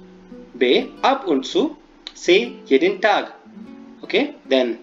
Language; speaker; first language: German; non-native, fluent; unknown